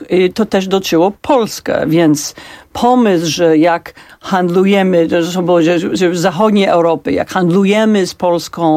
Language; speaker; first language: Polish; non-native, fluent; English